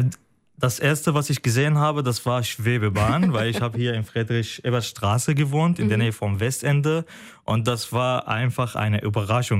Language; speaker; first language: German; non-native, fluent; Arabic